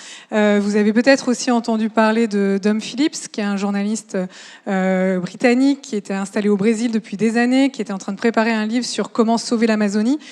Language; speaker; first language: French; native; French